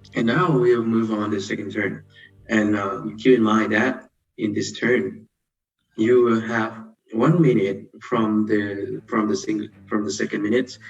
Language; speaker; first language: English; non-native, fluent; Vietnamese